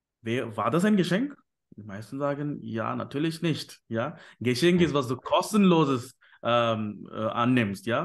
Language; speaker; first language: German; non-native, fluent; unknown